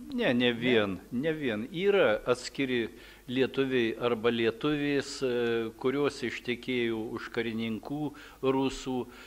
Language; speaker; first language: Lithuanian; early bilingual, heritage; Lithuanian